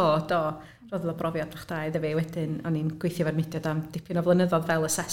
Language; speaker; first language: Welsh; native; Welsh